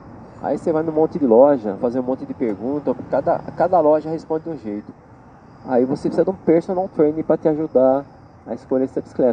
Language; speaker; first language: Portuguese; native; Portuguese